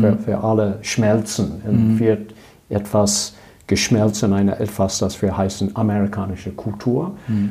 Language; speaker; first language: German; non-native, learner; English